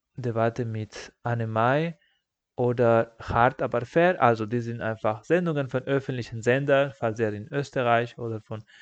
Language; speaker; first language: German; non-native, fluent; Spanish